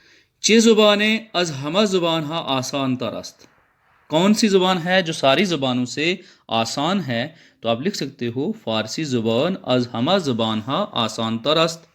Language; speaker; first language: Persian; non-native, fluent; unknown